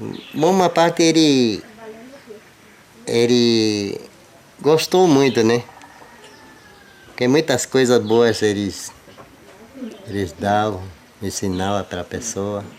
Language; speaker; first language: Portuguese; non-native, local second language; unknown